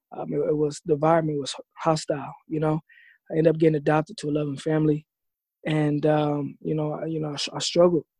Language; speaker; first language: English; native; English